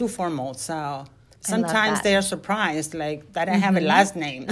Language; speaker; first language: English; non-native, fluent; Spanish